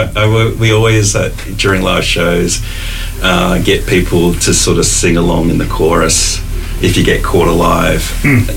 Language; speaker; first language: English; native; English